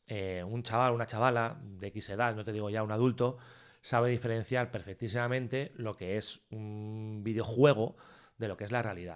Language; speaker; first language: Spanish; native; Spanish